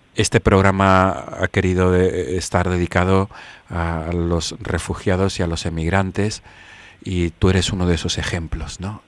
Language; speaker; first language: Spanish; native; Spanish